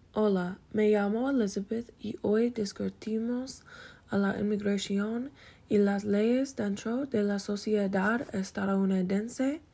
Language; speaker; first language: Spanish; non-native, learner; English